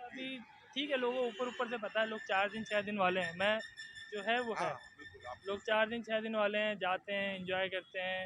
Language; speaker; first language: Hindi; native; Hindi